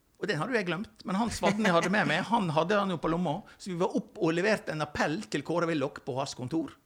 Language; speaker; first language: Norwegian; native; Norwegian